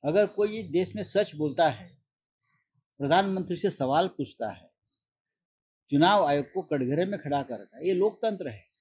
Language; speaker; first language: Hindi; non-native, local second language; Marathi